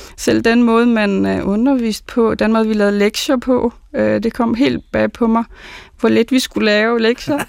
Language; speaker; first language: Danish; early bilingual, other home language; Arabic